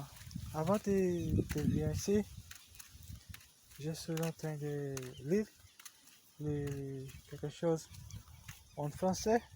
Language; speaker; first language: French; non-native, learner; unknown